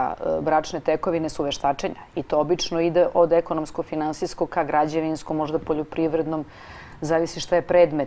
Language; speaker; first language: Croatian; native; Croatian